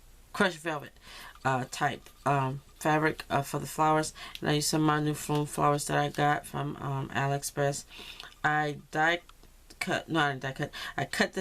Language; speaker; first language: English; native; English